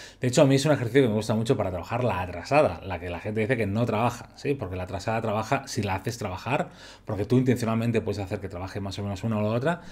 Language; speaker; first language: Spanish; native; Spanish